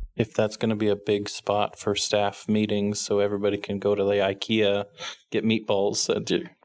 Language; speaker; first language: English; native; English